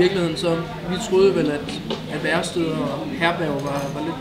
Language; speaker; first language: Danish; native; Danish